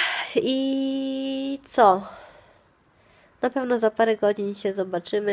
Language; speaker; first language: Polish; non-native, fluent; Italian